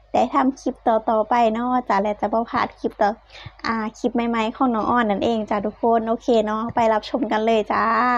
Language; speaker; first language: Thai; native; Thai